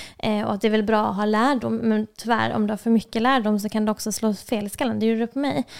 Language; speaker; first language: Swedish; native; Swedish